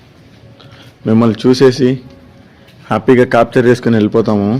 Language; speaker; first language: Telugu; native; Telugu